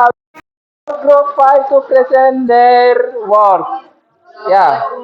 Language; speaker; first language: English; non-native, fluent; Indonesian